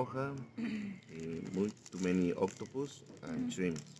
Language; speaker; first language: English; non-native, learner; Spanish